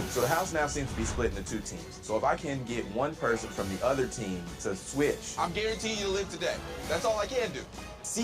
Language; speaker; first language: English; native; English